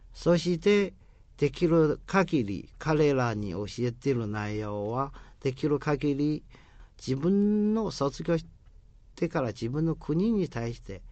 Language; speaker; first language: Japanese; non-native, fluent; Chinese